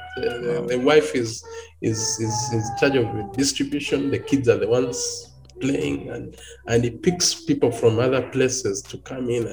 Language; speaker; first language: English; non-native, local second language; Ganda